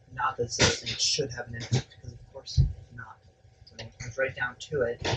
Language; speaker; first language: English; native; English